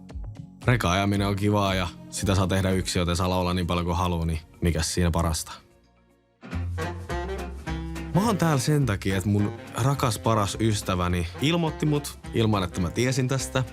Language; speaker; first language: Finnish; native; Finnish